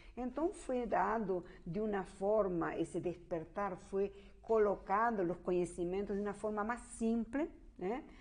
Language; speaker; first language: Portuguese; non-native, fluent; Spanish